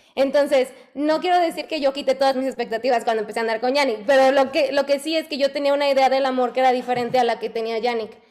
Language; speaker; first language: Spanish; native; Spanish